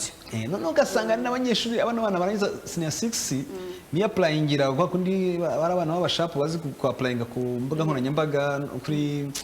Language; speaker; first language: Kinyarwanda; native; Kinyarwanda